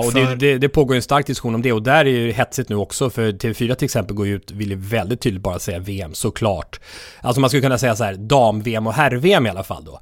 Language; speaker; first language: Swedish; native; Swedish